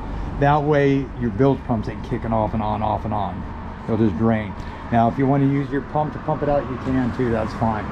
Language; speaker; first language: English; native; English